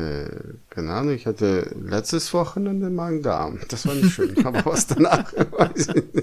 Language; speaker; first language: German; non-native, fluent; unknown